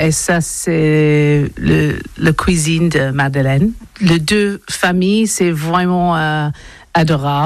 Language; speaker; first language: French; non-native, learner; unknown